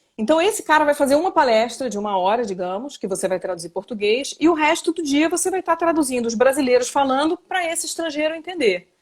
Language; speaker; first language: Portuguese; native; Portuguese